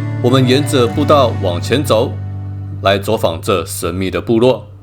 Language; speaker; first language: Chinese; native; Chinese